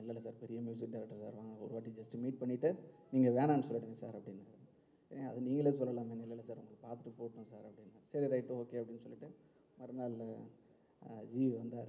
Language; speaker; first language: Tamil; native; Tamil